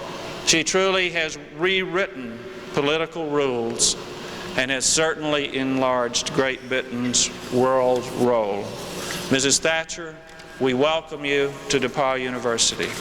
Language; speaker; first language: English; native; English